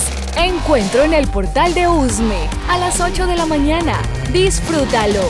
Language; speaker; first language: Spanish; native; Spanish